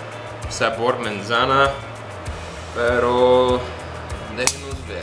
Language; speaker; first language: Spanish; non-native, learner; English